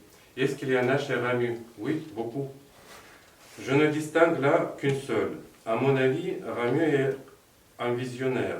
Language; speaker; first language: French; non-native, fluent; Russian